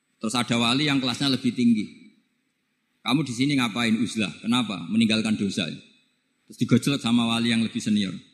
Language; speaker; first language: Indonesian; non-native, local second language; Javanese